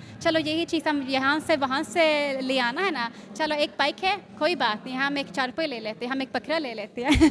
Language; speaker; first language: Hindi; non-native, learner; Swedish